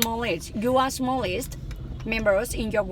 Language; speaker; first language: English; non-native, learner; Vietnamese